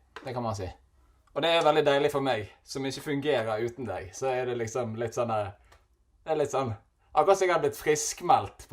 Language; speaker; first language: Norwegian; native; Norwegian